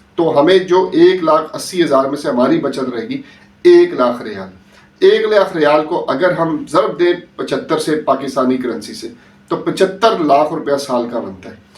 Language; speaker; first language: Urdu; native; Urdu